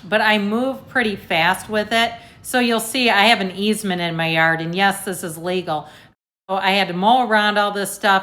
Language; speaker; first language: English; native; English